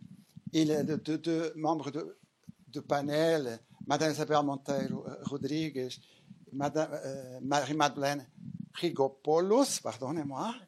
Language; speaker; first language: French; non-native, fluent; Portuguese